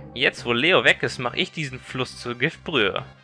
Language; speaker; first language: German; native; German